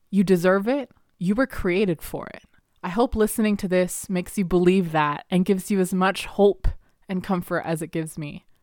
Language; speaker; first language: English; early bilingual, other home language; Spanish